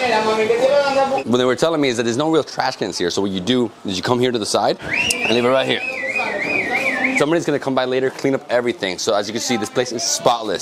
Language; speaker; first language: English; early bilingual, other home language; Spanish